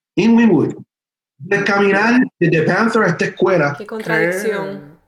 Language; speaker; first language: Spanish; early bilingual, heritage; Spanish